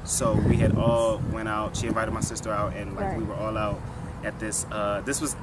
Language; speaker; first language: English; native; English